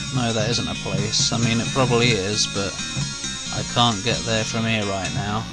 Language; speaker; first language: English; native; English